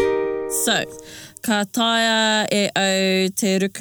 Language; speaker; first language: Māori; non-native, local second language; English